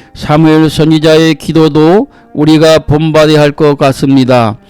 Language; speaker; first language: Korean; native; Korean